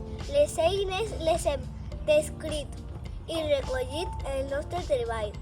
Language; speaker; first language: Catalan; non-native, local second language; Spanish